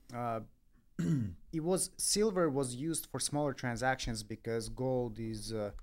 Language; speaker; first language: English; non-native, fluent; Russian